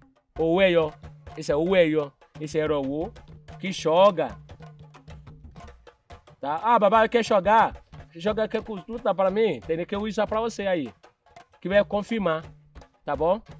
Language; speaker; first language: Portuguese; non-native, learner; Yoruba